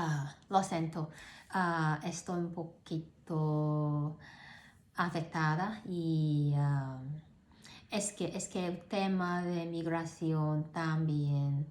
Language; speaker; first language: Spanish; non-native, learner; Cantonese